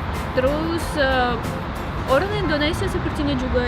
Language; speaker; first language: Indonesian; non-native, learner; Russian